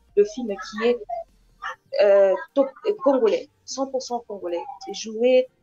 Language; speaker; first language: French; non-native, local second language; Lingala